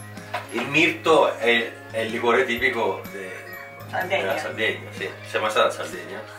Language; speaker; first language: Italian; native; Italian